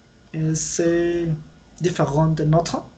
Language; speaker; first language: French; non-native, learner; Spanish